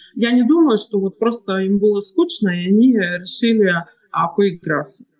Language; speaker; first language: Russian; native; Russian